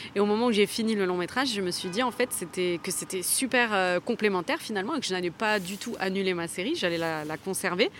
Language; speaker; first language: French; native; French